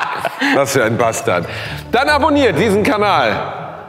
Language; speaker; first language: German; native; German